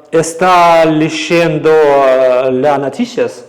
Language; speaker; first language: Spanish; non-native, fluent; Russian